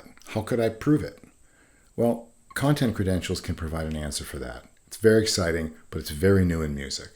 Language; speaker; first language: English; native; English